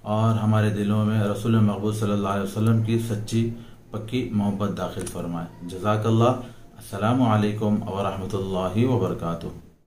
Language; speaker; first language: Urdu; native; Urdu